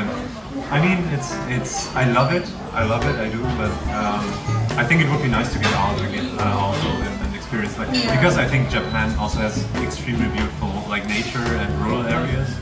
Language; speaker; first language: English; non-native, fluent; German